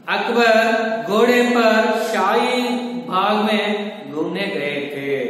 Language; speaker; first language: Hindi; non-native, local second language; Kannada